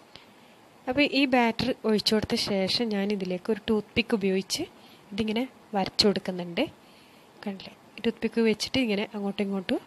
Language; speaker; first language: Malayalam; native; Malayalam